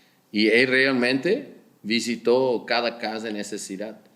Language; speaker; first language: Spanish; non-native, fluent; Portuguese